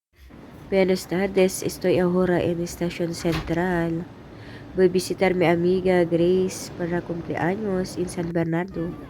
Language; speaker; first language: Spanish; non-native, learner; Filipino